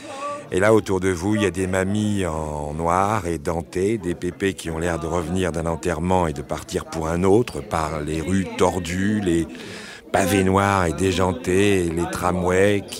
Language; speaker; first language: French; native; French